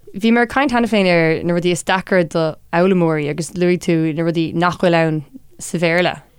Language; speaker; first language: Irish; non-native, local second language; English